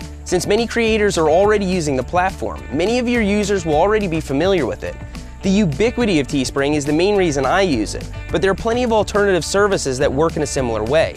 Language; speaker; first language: English; native; English